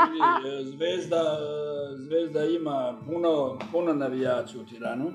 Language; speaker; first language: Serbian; early bilingual, heritage; Serbian